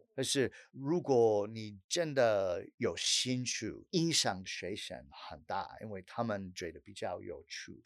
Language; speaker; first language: Chinese; non-native, fluent; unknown